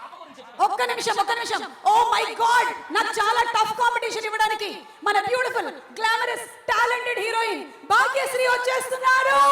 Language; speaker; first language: Telugu; native; Telugu